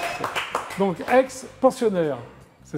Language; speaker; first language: French; native; French